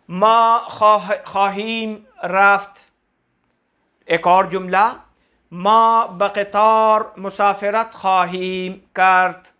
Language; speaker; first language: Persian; non-native, fluent; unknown